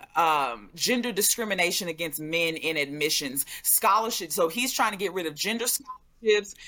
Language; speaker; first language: English; native; English